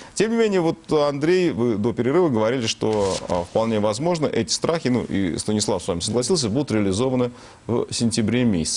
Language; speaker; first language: Russian; native; Russian